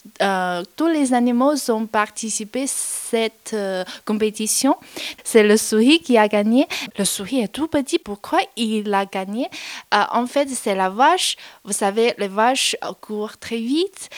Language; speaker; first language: French; non-native, learner; Chinese